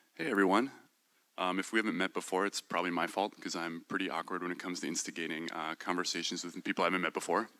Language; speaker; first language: English; native; English